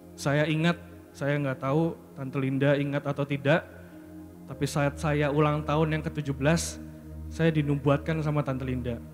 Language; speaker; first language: Indonesian; native; Indonesian